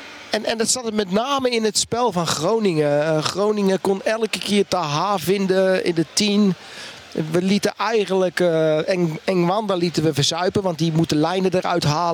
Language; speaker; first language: Dutch; native; Dutch